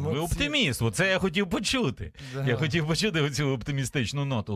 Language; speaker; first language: Ukrainian; native; Ukrainian